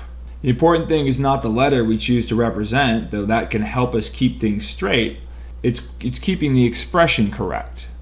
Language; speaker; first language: English; native; English